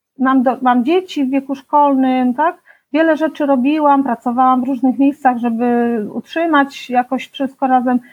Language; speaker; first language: Polish; native; Polish